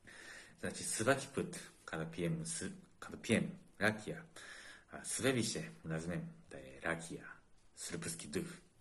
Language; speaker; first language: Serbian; non-native, learner; Japanese